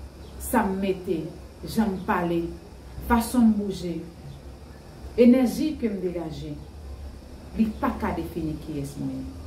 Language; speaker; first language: French; non-native, learner; Haitian Creole